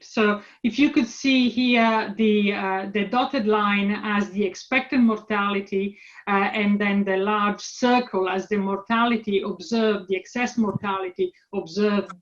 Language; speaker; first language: English; non-native, fluent; Italian